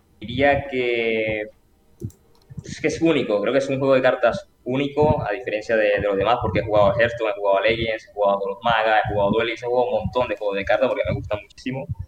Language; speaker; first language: Spanish; native; Spanish